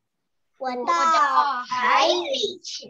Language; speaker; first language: Chinese; early bilingual, heritage; Chinese